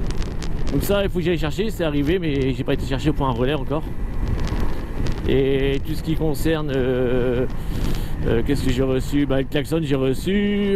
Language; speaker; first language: French; native; French